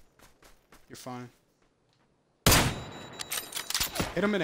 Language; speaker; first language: English; native; English